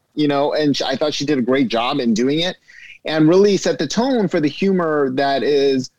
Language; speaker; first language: English; native; English